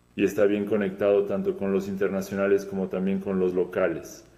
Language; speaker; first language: Spanish; non-native, fluent; Serbian